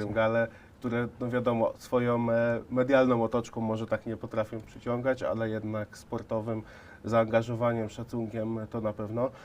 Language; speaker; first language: Polish; native; Polish